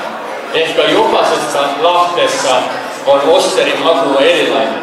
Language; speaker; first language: Finnish; non-native, fluent; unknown